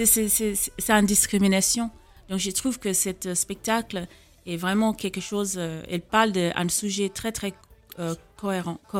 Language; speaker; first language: French; non-native, fluent; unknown